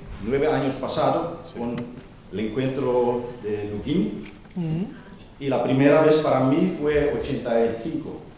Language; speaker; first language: Spanish; non-native, fluent; Dutch